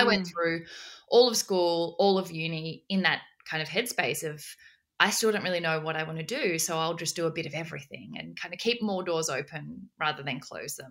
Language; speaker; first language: English; native; English